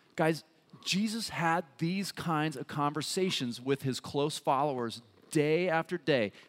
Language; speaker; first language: English; native; English